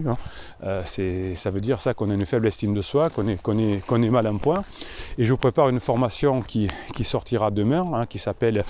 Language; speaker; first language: French; native; French